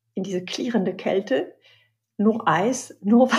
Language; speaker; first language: German; non-native, fluent; French